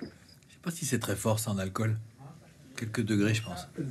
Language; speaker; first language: French; native; French